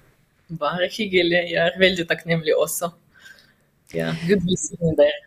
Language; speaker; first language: Norwegian; non-native, learner; Russian